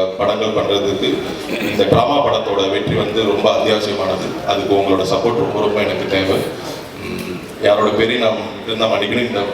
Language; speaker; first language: Tamil; native; Tamil